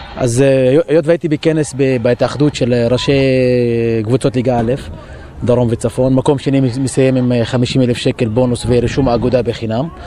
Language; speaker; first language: Hebrew; non-native, local second language; Arabic